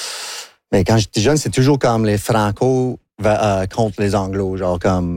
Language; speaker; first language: French; non-native, local second language; English